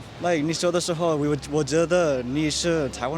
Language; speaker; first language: Chinese; non-native, learner; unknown